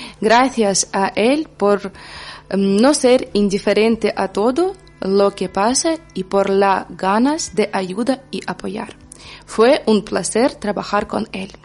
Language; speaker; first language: Spanish; non-native, learner; Ukrainian